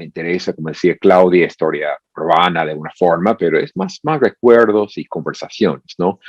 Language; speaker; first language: Spanish; non-native, fluent; English